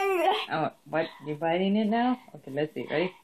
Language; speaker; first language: English; native; English